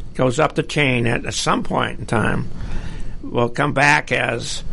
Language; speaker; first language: English; native; English